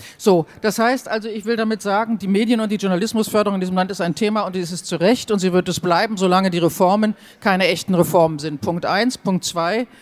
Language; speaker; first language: German; native; German